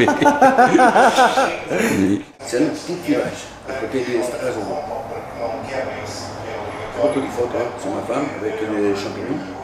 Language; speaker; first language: French; non-native, learner; Portuguese